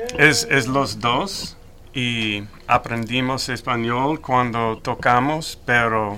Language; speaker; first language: Spanish; non-native, learner; English